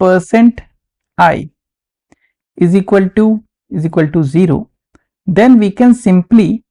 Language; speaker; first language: English; non-native, local second language; Hindi